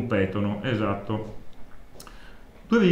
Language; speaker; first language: Italian; native; Italian